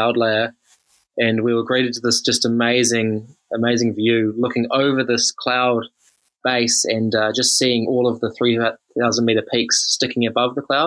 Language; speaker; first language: English; native; English